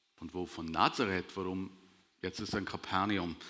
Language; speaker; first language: German; non-native, fluent; English